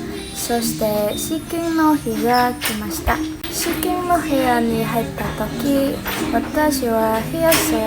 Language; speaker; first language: Japanese; non-native, learner; Indonesian